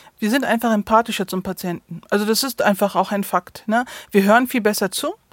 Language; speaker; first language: German; early bilingual, other home language; Turkish